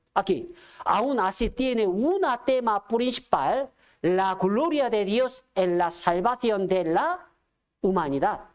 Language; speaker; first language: Spanish; non-native, fluent; Korean